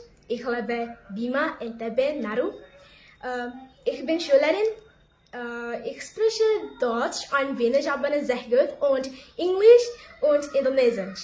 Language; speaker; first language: German; non-native, learner; Indonesian